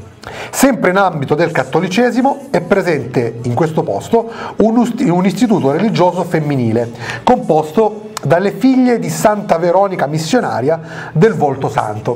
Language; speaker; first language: Italian; native; Italian